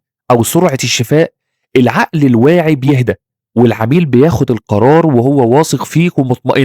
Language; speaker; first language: Arabic; native; Arabic